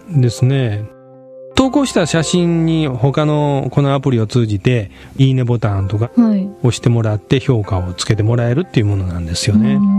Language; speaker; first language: Japanese; native; Japanese